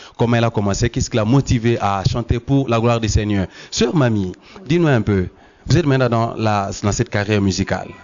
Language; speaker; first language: French; non-native, local second language; Lingala